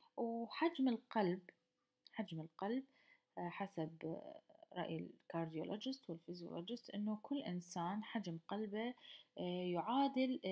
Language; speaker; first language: Arabic; native; Arabic